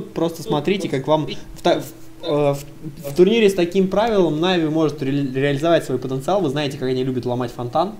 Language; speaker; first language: Russian; native; Russian